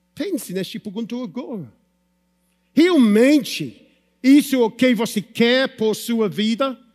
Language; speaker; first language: Portuguese; non-native, fluent; English